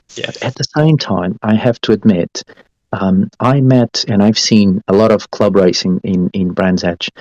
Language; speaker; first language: English; non-native, fluent; Portuguese